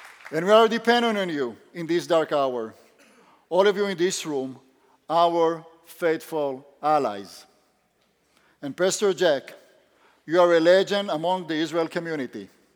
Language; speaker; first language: English; non-native, fluent; Hebrew